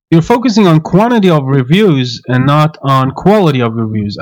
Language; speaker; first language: English; non-native, fluent; Hebrew